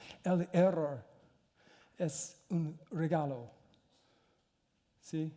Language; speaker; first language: Spanish; non-native, learner; English